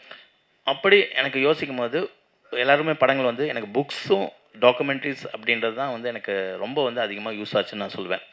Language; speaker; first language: Tamil; native; Tamil